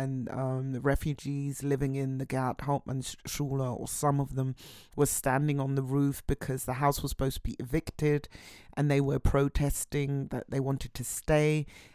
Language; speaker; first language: English; native; English